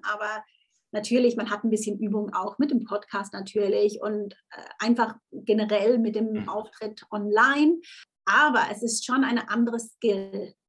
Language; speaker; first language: German; native; German